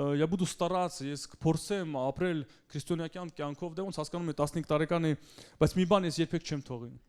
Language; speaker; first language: Armenian; early bilingual, heritage; Russian